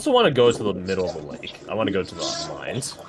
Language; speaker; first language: English; native; English